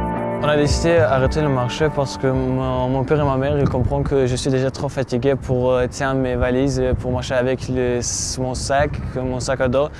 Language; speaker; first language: French; non-native, learner; Tajik